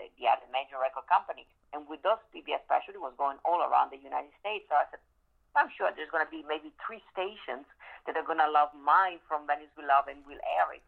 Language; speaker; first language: English; non-native, fluent; Italian